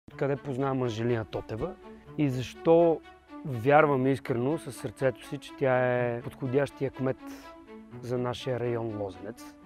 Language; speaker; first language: Bulgarian; native; Bulgarian